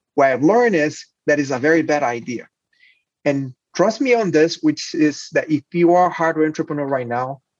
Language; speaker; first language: English; non-native, fluent; Portuguese